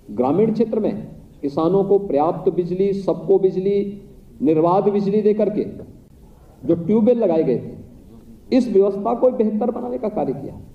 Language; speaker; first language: Hindi; native; Hindi